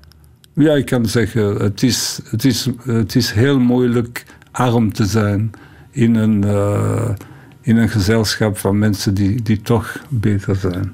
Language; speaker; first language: Dutch; non-native, local second language; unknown